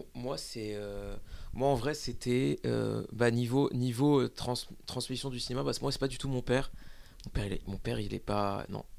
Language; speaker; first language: French; native; French